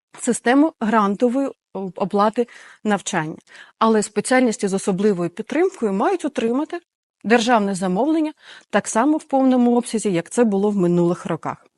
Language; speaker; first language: Ukrainian; native; Ukrainian